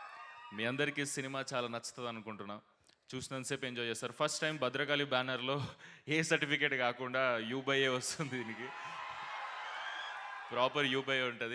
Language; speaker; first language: Telugu; native; Telugu